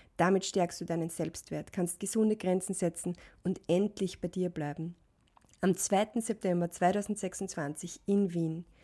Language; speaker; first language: German; native; German